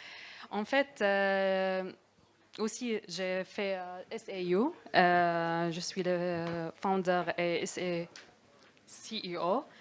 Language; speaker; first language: French; non-native, learner; Arabic